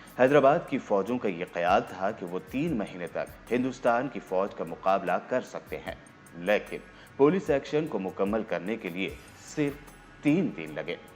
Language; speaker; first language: Urdu; native; Urdu